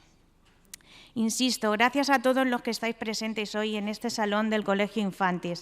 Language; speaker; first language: Spanish; native; Spanish